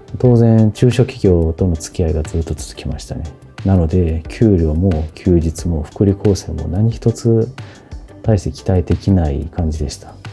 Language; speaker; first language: Japanese; non-native, fluent; Korean